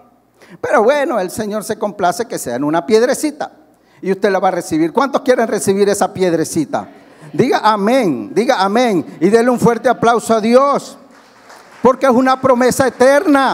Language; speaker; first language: Spanish; native; Spanish